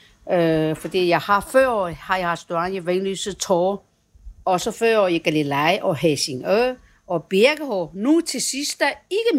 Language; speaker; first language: Danish; non-native, learner; Chinese